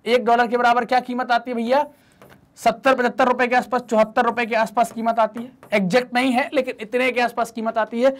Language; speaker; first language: Hindi; native; Hindi